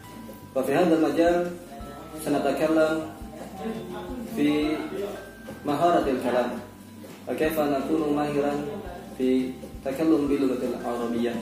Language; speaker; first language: Arabic; non-native, fluent; Indonesian